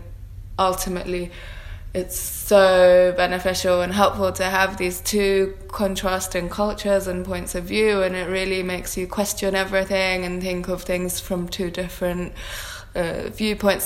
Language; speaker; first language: English; native; English